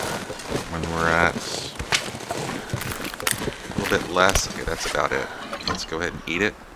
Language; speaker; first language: English; native; English